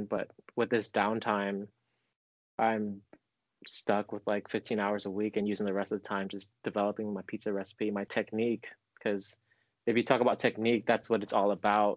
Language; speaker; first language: English; native; English